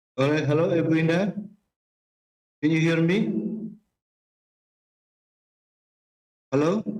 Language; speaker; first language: English; non-native, fluent; Indonesian